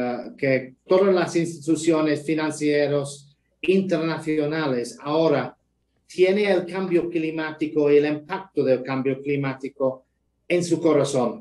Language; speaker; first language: Spanish; non-native, fluent; English